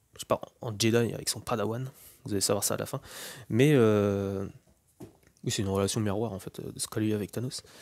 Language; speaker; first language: French; native; French